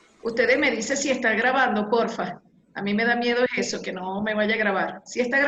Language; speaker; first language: Spanish; native; Spanish